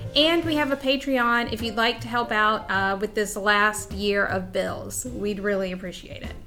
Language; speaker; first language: English; native; English